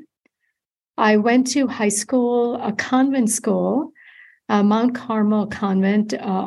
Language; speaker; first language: English; non-native, local second language; Malayalam